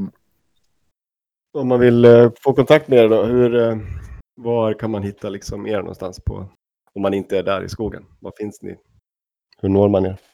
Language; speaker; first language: Swedish; native; Swedish